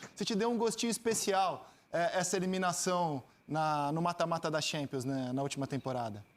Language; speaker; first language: Portuguese; native; Portuguese